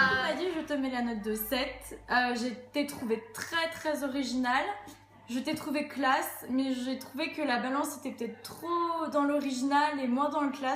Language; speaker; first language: French; native; French